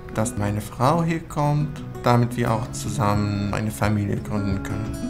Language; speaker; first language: German; non-native, fluent; Arabic